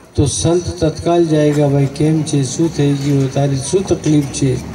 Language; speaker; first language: Hindi; non-native, local second language; Gujarati